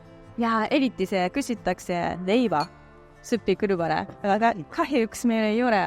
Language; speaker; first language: Estonian; non-native, learner; Japanese